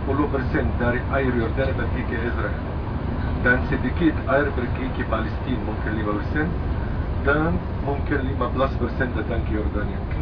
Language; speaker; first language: Indonesian; non-native, fluent; Arabic